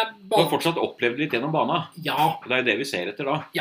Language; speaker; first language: Norwegian; native; Norwegian